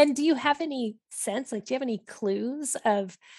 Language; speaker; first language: English; native; English